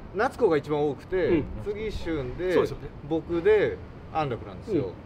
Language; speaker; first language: Japanese; native; Japanese